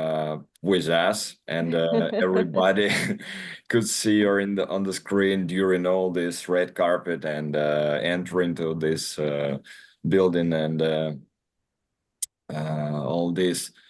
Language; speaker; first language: English; non-native, learner; Russian